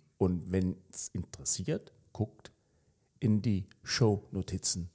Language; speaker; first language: German; native; German